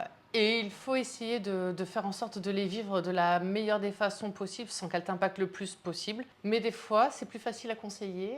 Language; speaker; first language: French; native; French